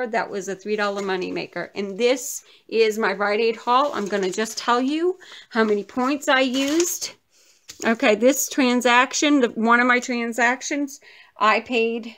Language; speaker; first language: English; native; English